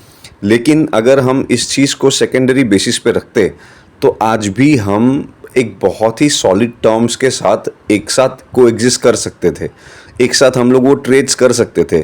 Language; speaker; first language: Hindi; non-native, local second language; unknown